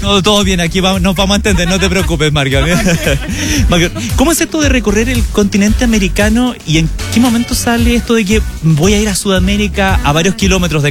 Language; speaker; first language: Spanish; native; Spanish